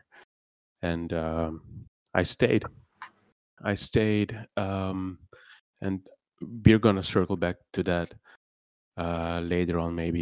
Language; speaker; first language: English; non-native, fluent; Papiamento